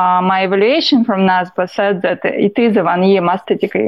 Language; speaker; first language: English; non-native, fluent; Russian